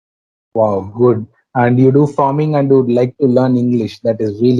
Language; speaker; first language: English; non-native, local second language; Tamil